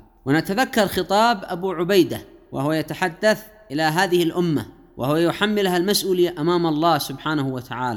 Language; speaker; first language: Arabic; native; Arabic